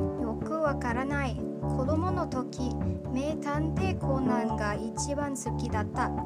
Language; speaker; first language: Japanese; non-native, learner; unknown